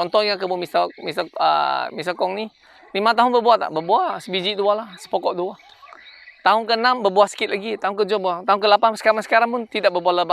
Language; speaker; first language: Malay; non-native, local second language; Chinese